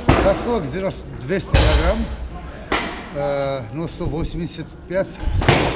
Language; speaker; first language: Russian; non-native, local second language; Armenian